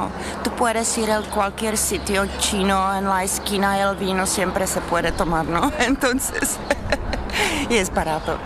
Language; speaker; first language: Spanish; non-native, learner; Czech